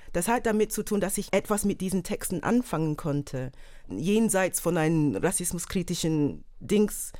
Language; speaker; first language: German; non-native, fluent; English